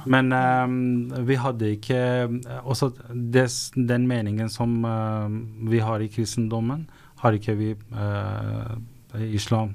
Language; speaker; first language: Norwegian; non-native, fluent; Persian